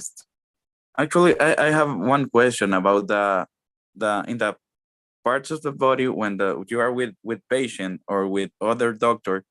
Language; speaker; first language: English; non-native, learner; Spanish